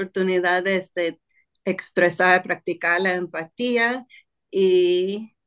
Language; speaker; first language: Spanish; non-native, fluent; English